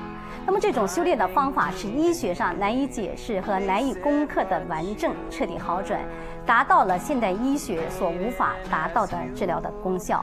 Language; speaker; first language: Chinese; native; Chinese